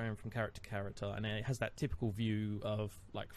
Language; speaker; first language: English; native; English